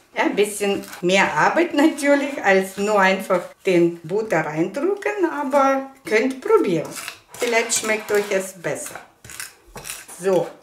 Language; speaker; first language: German; non-native, fluent; Russian